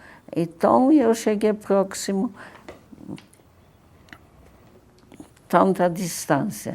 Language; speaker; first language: Portuguese; non-native, fluent; Polish